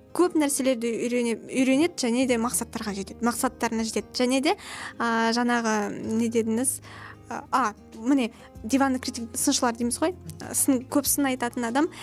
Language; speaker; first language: Kazakh; non-native, local second language; Russian